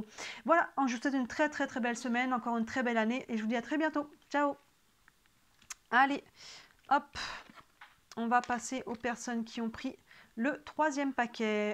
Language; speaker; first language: French; native; French